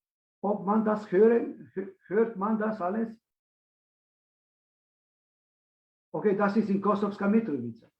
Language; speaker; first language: German; non-native, fluent; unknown